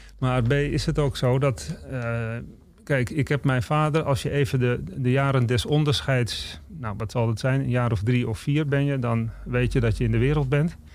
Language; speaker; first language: Dutch; native; Dutch